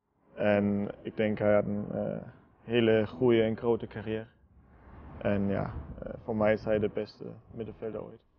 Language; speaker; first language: Dutch; non-native, fluent; German